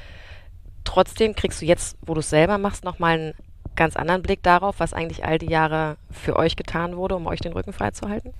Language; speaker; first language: German; native; German